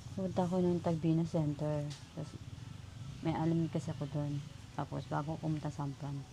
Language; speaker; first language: Filipino; non-native, local second language; Cebuano